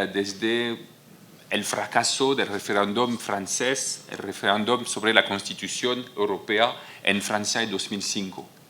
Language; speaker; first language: Spanish; non-native, fluent; German